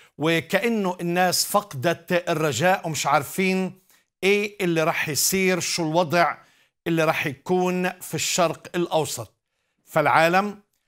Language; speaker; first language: Arabic; native; Arabic